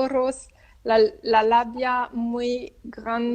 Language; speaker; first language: Spanish; non-native, learner; French